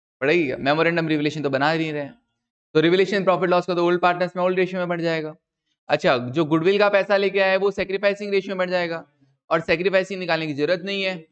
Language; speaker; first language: Hindi; native; Hindi